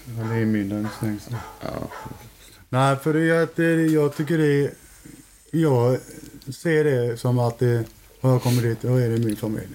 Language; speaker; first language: Swedish; native; Swedish